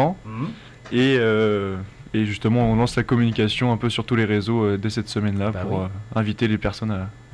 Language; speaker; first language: French; native; French